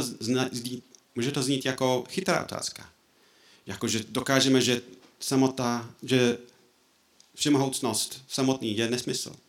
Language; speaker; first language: Czech; non-native, fluent; English